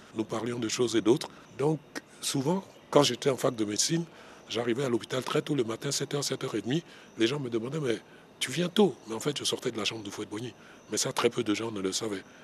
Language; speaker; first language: French; non-native, local second language; Baoulé